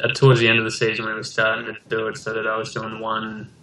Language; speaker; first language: English; native; English